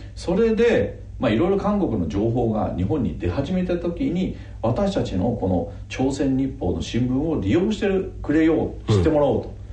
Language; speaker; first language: Japanese; native; Japanese